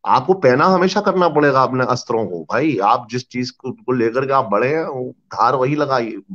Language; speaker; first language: Hindi; native; Hindi